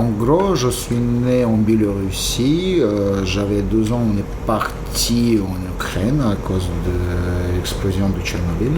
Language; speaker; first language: French; non-native, fluent; Russian